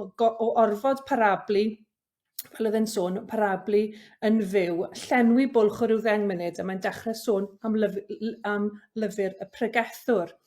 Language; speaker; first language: Welsh; native; Welsh